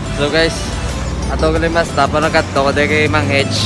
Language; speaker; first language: Filipino; native; Filipino